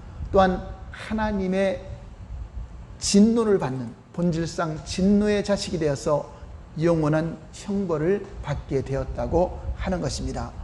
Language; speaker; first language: Korean; native; Korean